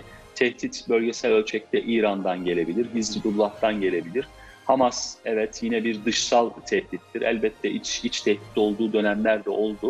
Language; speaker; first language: Turkish; native; Turkish